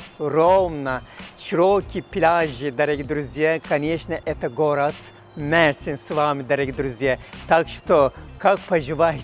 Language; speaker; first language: Russian; non-native, fluent; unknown